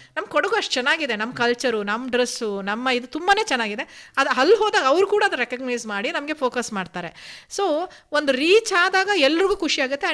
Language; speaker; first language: Kannada; non-native, local second language; Kodava